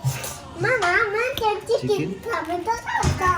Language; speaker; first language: Japanese; early bilingual, heritage; Japanese